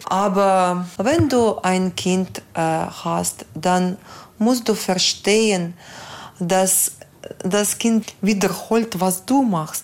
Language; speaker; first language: German; non-native, fluent; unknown